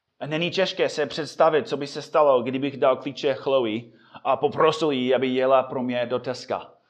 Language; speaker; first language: Czech; non-native, fluent; English